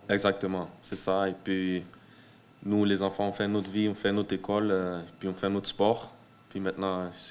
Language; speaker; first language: French; early bilingual, heritage; French